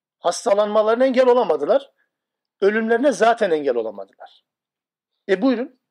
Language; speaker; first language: Turkish; non-native, local second language; Kurdish